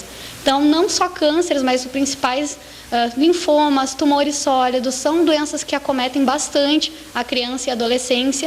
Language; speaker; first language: Portuguese; native; Portuguese